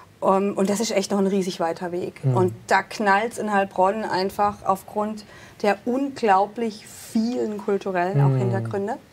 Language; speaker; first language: German; native; German